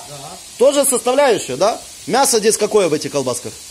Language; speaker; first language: Russian; native; Russian